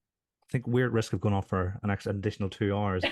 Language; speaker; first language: English; native; English